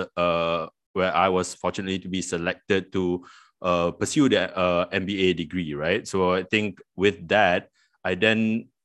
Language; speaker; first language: English; non-native, local second language; Malay